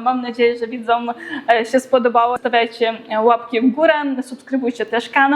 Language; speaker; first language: Polish; native; Polish